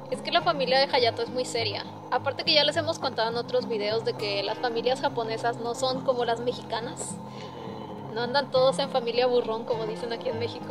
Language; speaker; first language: Spanish; native; Spanish